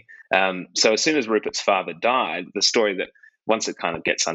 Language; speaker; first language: English; native; English